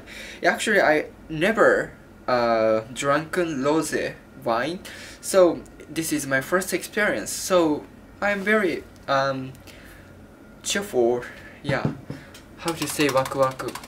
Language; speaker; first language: English; non-native, learner; Japanese